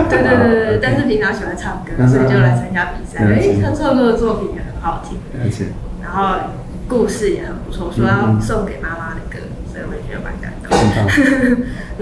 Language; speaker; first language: Chinese; native; Chinese